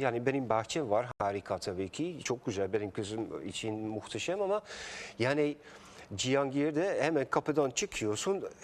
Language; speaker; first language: Turkish; non-native, fluent; Dutch